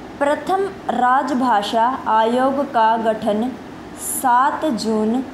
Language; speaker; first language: Hindi; native; Hindi